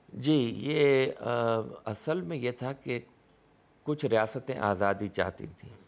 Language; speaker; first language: Urdu; non-native, local second language; Sindhi